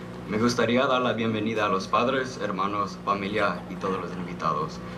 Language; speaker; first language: Spanish; early bilingual, heritage; Spanish